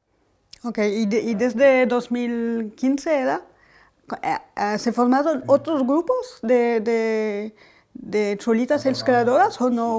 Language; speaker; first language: Spanish; non-native, fluent; French